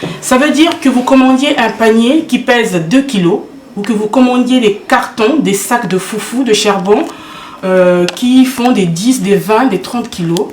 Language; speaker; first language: French; early bilingual, other home language; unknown